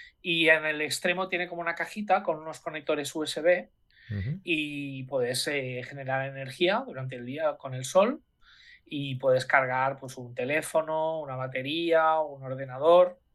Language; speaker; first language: Spanish; native; Spanish